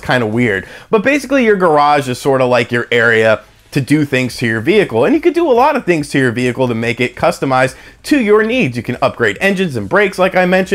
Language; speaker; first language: English; native; English